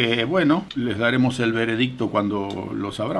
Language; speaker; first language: Spanish; native; Spanish